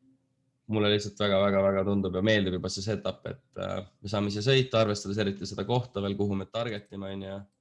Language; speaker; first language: Estonian; native; Estonian